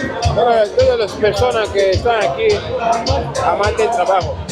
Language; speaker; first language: Spanish; non-native, learner; Portuguese